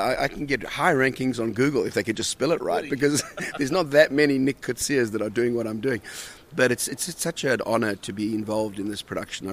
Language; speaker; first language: English; native; English